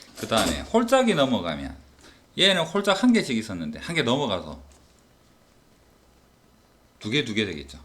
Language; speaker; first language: Korean; native; Korean